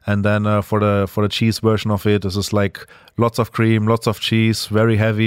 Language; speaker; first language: English; non-native, fluent; German